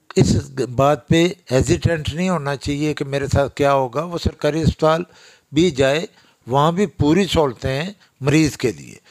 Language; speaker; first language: Urdu; non-native, local second language; Pahari-Potwari